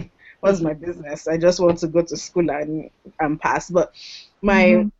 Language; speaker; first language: English; non-native, local second language; Yoruba